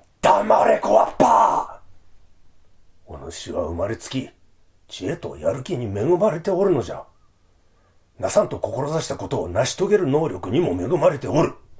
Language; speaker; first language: Japanese; native; Japanese